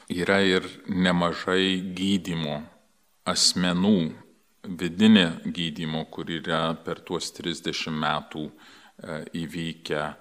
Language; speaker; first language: Lithuanian; early bilingual, heritage; Lithuanian